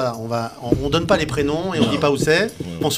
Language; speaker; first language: French; native; French